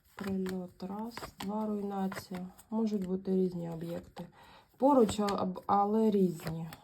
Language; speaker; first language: Ukrainian; native; Ukrainian